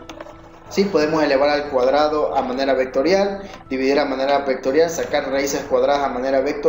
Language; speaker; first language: Spanish; native; Spanish